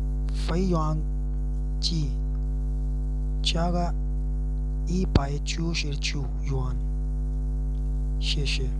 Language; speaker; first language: Chinese; non-native, learner; Urdu